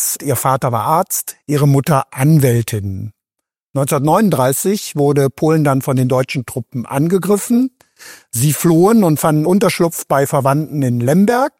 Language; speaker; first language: German; native; German